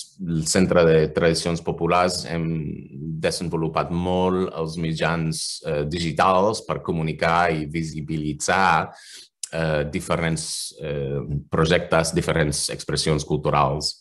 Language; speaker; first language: Catalan; non-native, fluent; English